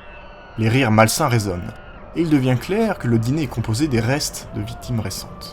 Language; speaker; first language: French; native; French